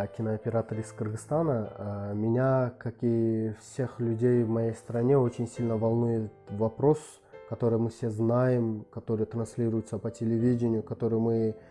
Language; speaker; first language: Russian; non-native, local second language; Kyrgyz